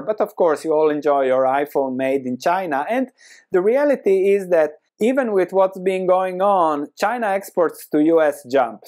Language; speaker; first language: English; non-native, fluent; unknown